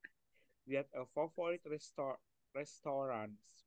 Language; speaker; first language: English; non-native, learner; Indonesian